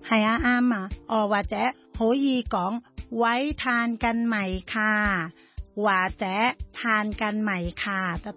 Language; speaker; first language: Chinese; non-native, fluent; Thai